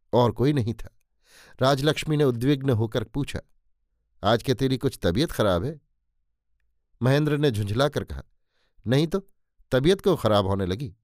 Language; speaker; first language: Hindi; native; Hindi